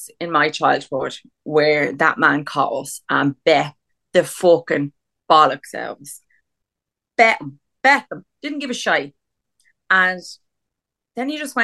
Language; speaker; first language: English; native; English